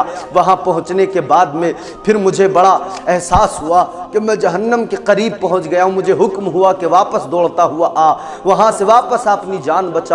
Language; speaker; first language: Urdu; native; Urdu